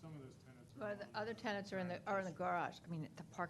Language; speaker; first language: English; native; English